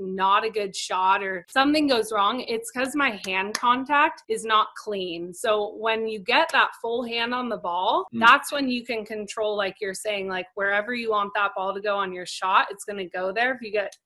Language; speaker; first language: English; native; English